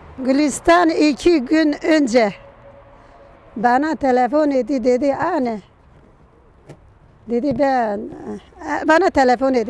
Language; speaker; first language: Turkish; non-native, local second language; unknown